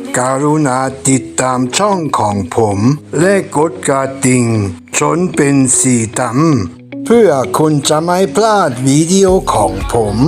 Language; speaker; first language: Thai; non-native, fluent; German